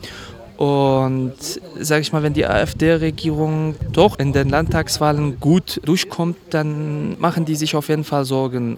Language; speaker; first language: German; non-native, fluent; Kurdish